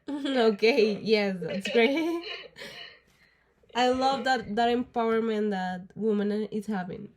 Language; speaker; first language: English; non-native, learner; Spanish